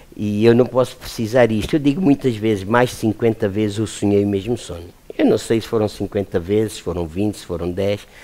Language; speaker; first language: Portuguese; native; Portuguese